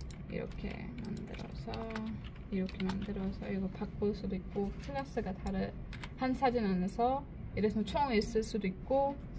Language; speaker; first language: Korean; non-native, learner; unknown